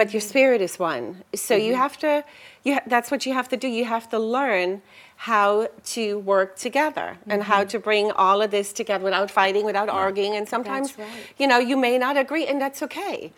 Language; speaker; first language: English; non-native, fluent; German